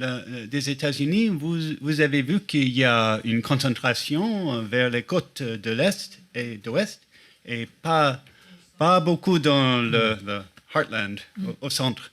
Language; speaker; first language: French; non-native, fluent; English